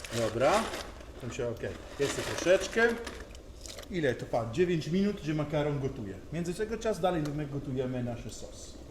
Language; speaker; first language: Polish; non-native, learner; Italian